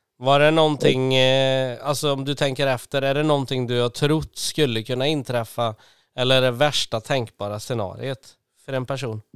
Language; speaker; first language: Swedish; native; Swedish